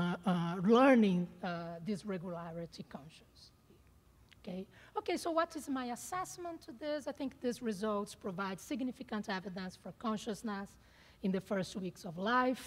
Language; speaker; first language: English; non-native, fluent; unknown